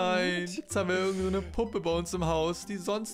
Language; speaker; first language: German; native; German